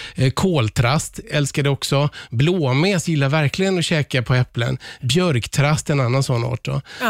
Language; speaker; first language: Swedish; native; Swedish